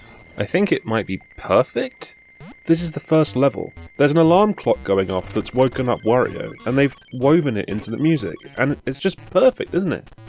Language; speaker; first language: English; native; English